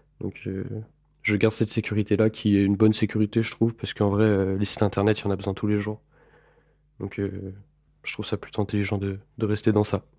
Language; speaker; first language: French; native; French